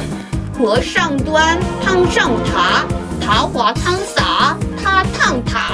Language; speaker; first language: Chinese; non-native, fluent; Korean